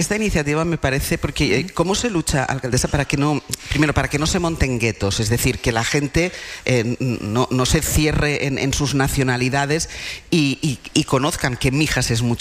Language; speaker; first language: Spanish; native; Spanish